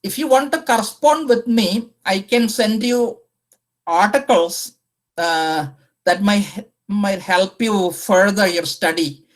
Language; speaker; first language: English; non-native, local second language; Malayalam